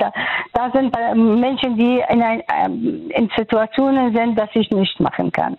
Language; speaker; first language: German; non-native, fluent; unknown